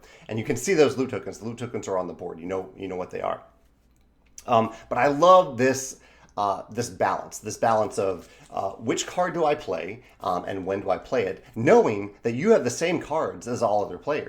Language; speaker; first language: English; native; English